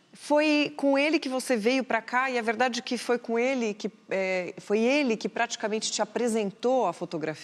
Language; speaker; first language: Portuguese; native; Portuguese